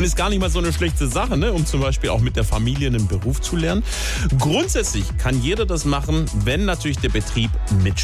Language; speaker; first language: German; native; German